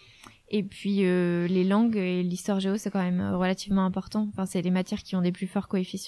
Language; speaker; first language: French; native; French